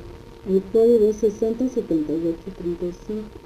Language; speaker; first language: Spanish; native; Spanish